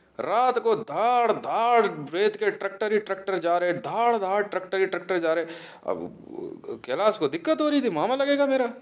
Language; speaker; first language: Hindi; native; Hindi